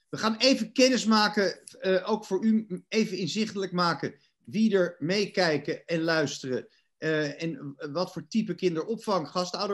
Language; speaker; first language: Dutch; native; Dutch